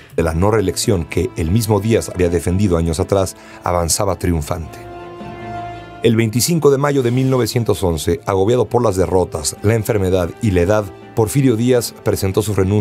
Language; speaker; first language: Spanish; native; Spanish